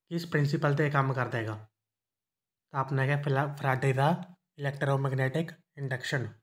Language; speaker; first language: Hindi; non-native, local second language; Punjabi